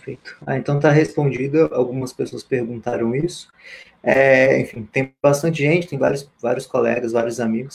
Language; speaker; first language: Portuguese; native; Portuguese